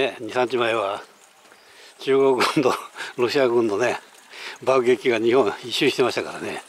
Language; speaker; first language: Japanese; native; Japanese